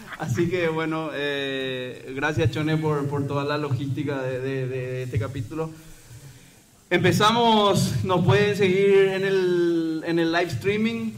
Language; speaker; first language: Spanish; native; Spanish